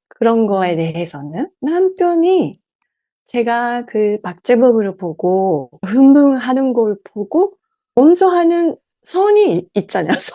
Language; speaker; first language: Korean; non-native, learner; Japanese